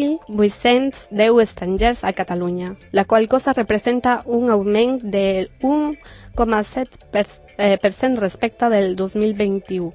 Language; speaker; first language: Catalan; non-native, learner; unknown